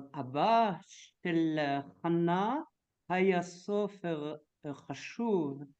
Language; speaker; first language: Hebrew; non-native, learner; French